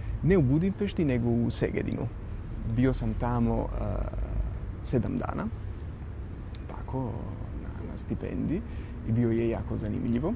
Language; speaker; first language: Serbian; non-native, fluent; Italian